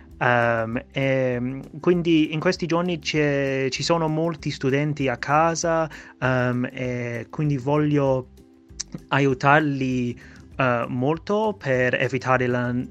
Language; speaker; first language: Italian; non-native, fluent; English